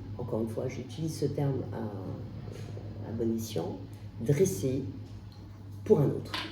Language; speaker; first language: French; non-native, local second language; Arabic